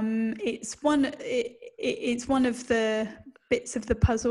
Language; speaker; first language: English; native; English